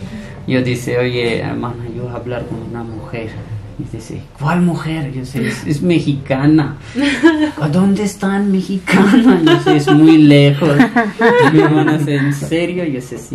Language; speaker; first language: Spanish; non-native, learner; Punjabi